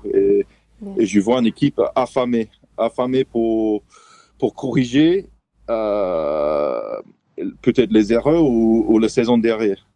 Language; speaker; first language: French; non-native, fluent; English